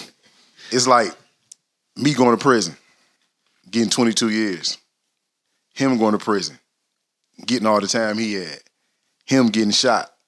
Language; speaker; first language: English; native; English